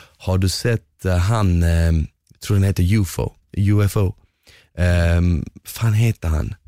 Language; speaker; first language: Swedish; early bilingual, other home language; Bosnian